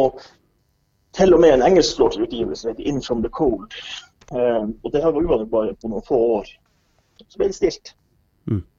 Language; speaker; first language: Norwegian; native; Norwegian